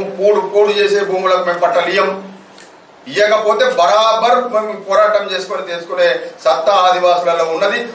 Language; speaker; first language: Telugu; non-native, local second language; Gondi